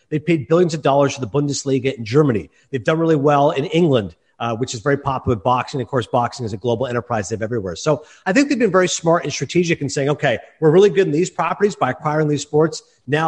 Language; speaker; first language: English; native; English